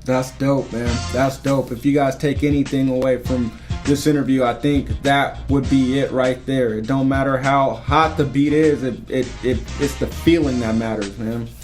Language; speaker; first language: English; native; English